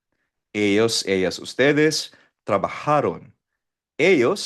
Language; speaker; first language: Spanish; non-native, fluent; Filipino